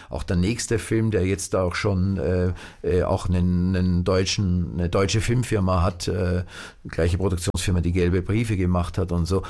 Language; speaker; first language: German; native; German